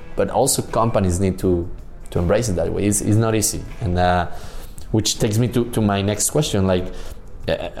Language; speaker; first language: English; non-native, fluent; Spanish